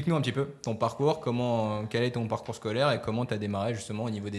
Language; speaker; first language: French; native; French